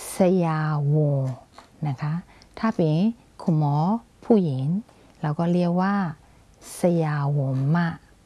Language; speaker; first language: Thai; non-native, fluent; Burmese